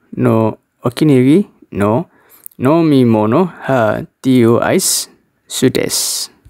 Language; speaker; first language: Japanese; non-native, learner; Malay